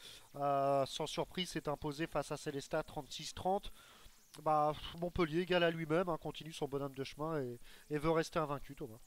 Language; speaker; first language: French; native; French